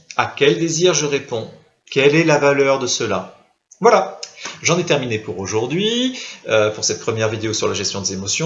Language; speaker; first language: French; native; French